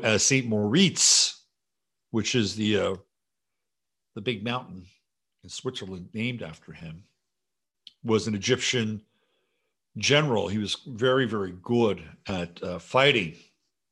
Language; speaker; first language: English; native; English